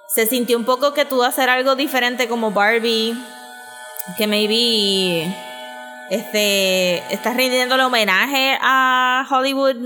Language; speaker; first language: Spanish; native; Spanish